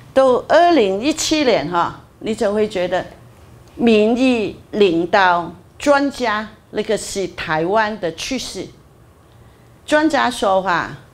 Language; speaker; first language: Chinese; non-native, fluent; Cantonese